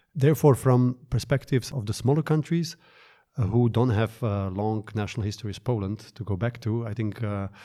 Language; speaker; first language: English; non-native, fluent; Slovak